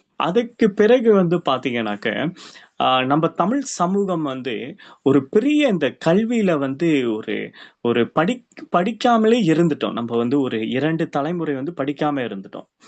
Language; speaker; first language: Tamil; early bilingual, heritage; Tamil